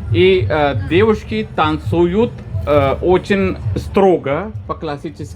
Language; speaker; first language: Russian; non-native, fluent; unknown